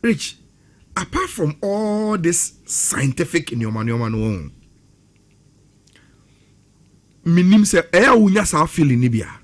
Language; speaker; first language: English; non-native, local second language; Akan